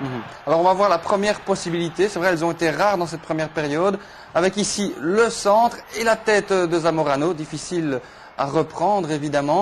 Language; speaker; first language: French; native; French